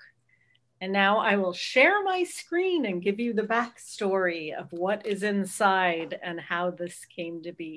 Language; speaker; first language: English; native; English